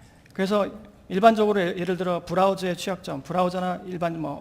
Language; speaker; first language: Korean; native; Korean